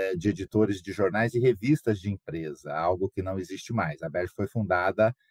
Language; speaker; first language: Portuguese; native; Portuguese